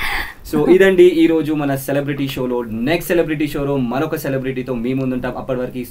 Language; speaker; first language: Telugu; native; Telugu